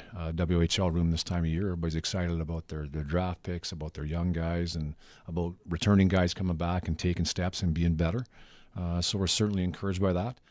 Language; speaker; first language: English; native; English